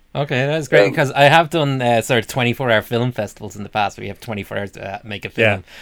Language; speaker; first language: English; native; English